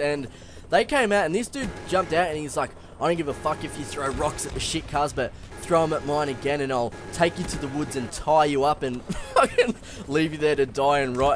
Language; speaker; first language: English; native; English